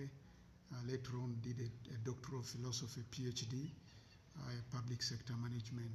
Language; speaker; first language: English; non-native, local second language; Ganda